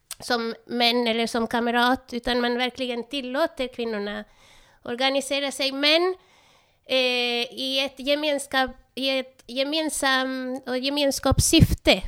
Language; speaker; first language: Swedish; non-native, fluent; Spanish